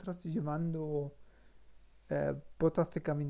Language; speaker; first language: Spanish; non-native, learner; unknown